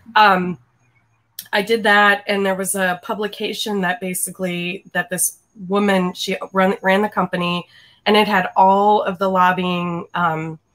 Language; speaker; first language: English; native; English